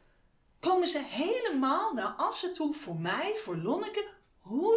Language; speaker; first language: Dutch; native; Dutch